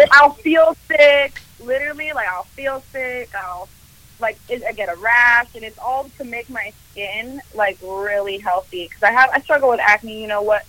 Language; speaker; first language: English; early bilingual, other home language; Spanish